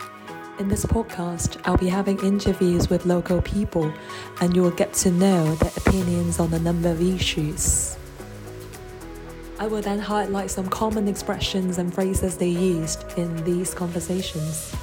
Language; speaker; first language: English; non-native, local second language; Cantonese